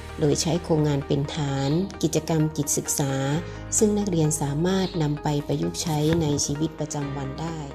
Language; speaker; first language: Thai; native; Thai